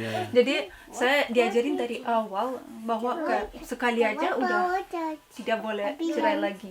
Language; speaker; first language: Indonesian; non-native, fluent; Russian